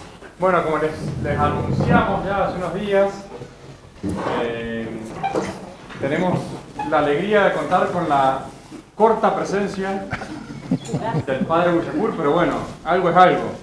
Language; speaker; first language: Spanish; native; Spanish